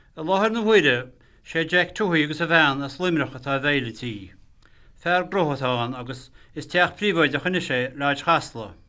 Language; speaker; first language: Irish; native; Irish